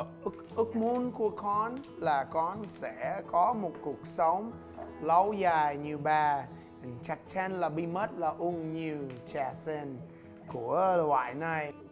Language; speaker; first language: Vietnamese; non-native, learner; English